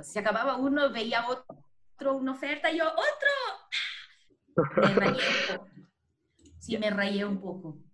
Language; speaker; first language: Spanish; non-native, fluent; Portuguese